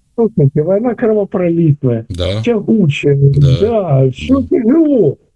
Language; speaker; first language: Russian; native; Russian